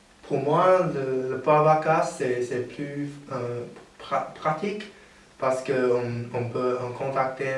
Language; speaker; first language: French; non-native, learner; Chinese